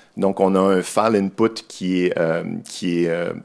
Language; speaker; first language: French; native; French